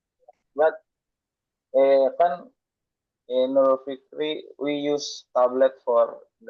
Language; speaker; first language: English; non-native, learner; Indonesian